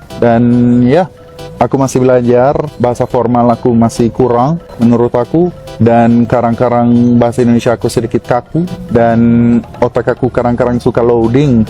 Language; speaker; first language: Indonesian; non-native, learner; Swedish